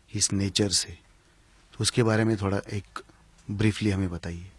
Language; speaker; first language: Hindi; non-native, local second language; Marathi